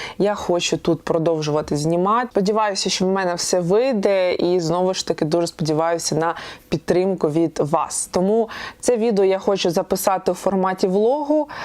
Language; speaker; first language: Ukrainian; non-native, local second language; Russian